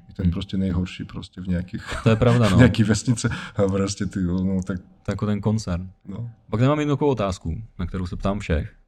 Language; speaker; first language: Czech; early bilingual, other home language; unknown